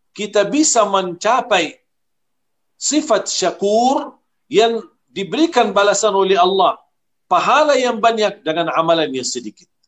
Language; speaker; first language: Malay; non-native, fluent; Arabic